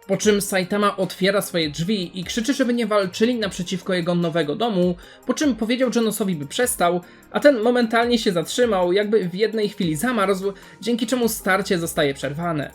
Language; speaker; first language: Polish; native; Polish